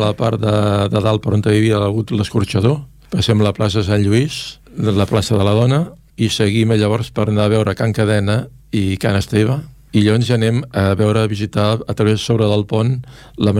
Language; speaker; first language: Catalan; native; Catalan